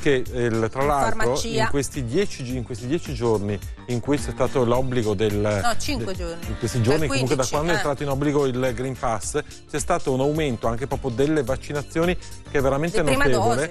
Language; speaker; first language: Italian; native; Italian